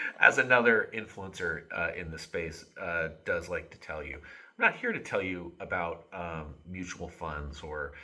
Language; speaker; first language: English; native; English